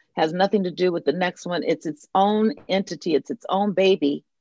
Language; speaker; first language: English; native; English